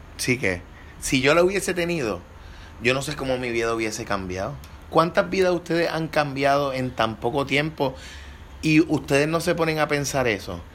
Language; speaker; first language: Spanish; native; Spanish